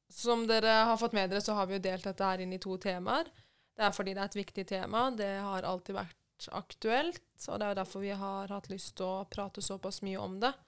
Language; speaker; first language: Norwegian; early bilingual, other home language; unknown